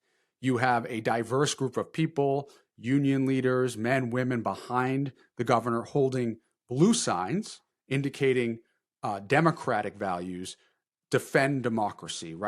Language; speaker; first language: English; native; English